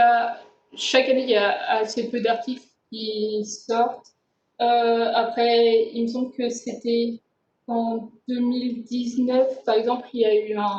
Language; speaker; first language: French; native; French